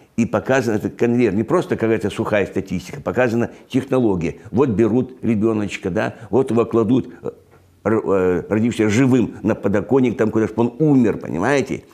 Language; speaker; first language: Russian; native; Russian